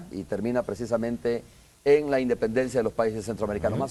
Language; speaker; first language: Spanish; native; Spanish